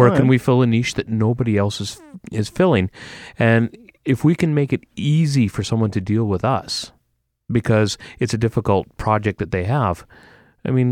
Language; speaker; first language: English; native; English